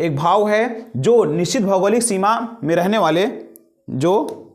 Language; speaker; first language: Hindi; native; Hindi